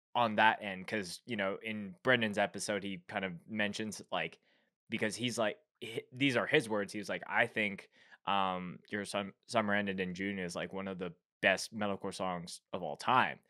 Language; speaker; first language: English; native; English